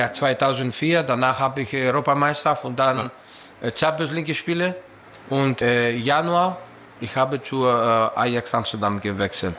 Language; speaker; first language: German; non-native, learner; Greek